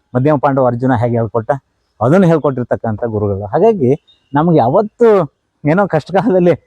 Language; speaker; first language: Kannada; non-native, local second language; Telugu